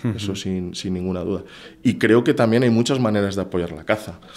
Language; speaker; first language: Spanish; native; Spanish